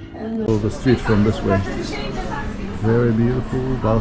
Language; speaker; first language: English; non-native, fluent; Turkish